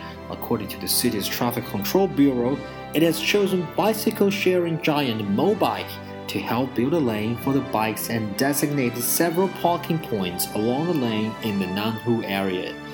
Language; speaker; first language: English; non-native, fluent; Chinese